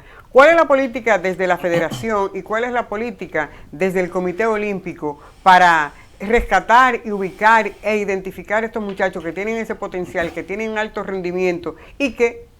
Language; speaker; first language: Spanish; native; Spanish